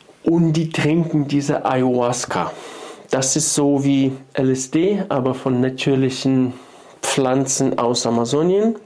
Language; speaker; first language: German; non-native, fluent; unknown